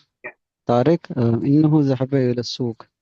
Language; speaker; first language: Arabic; non-native, learner; Urdu